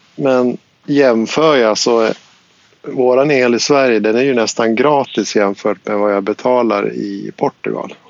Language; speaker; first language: Swedish; native; Swedish